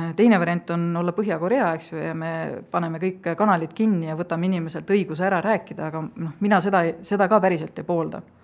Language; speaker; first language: Estonian; native; Estonian